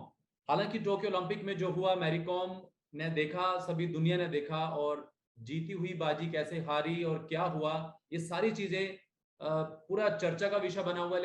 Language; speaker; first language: Hindi; native; Hindi